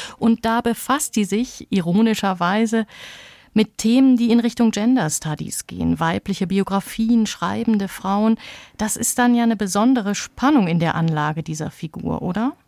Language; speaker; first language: German; native; German